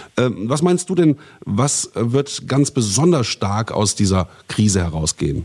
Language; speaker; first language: German; native; German